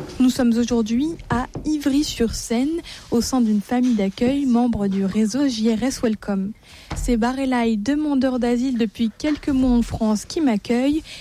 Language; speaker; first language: French; native; French